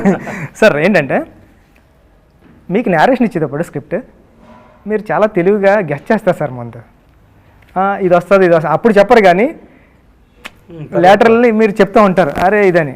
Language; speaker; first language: Telugu; native; Telugu